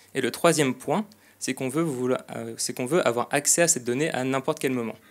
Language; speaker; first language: French; native; French